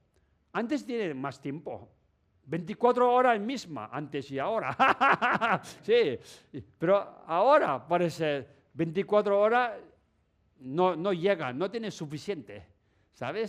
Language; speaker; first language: Spanish; non-native, learner; Tibetan